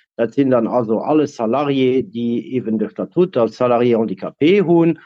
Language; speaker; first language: Luxembourgish; native; Luxembourgish